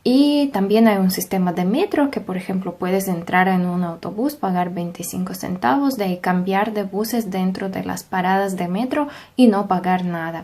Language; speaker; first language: Spanish; non-native, fluent; Russian